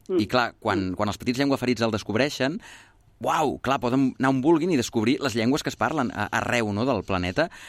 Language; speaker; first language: Catalan; native; Catalan